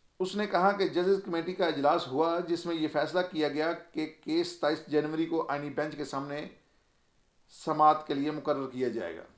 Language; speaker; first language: Urdu; non-native, local second language; Punjabi